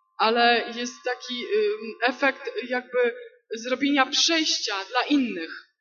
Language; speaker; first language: Polish; native; Polish